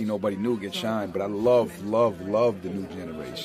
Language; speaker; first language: English; native; English